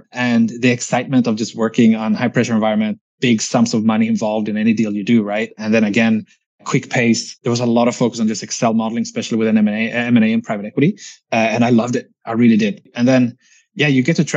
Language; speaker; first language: English; non-native, fluent; Swedish